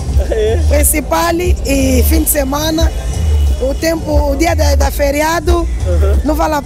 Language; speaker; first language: Portuguese; non-native, local second language; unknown